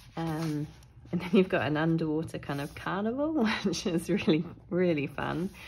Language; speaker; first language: English; native; English